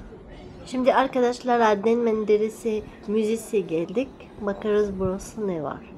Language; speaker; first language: Turkish; non-native, learner; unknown